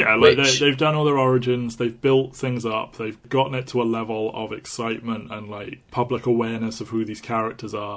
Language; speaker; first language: English; native; English